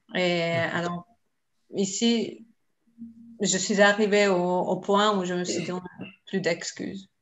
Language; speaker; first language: French; non-native, fluent; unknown